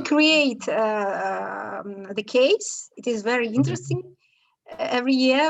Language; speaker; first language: English; non-native, learner; Russian